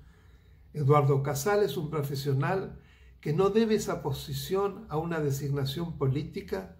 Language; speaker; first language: Spanish; native; Spanish